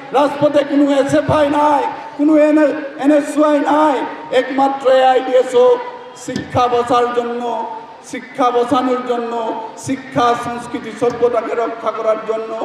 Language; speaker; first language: Bangla; non-native, learner; Assamese